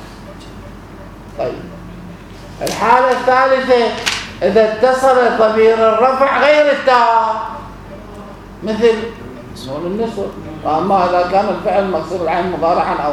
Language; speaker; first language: Arabic; native; Arabic